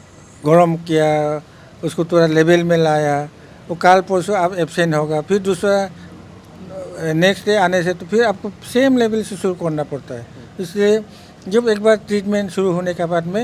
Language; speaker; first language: Hindi; non-native, local second language; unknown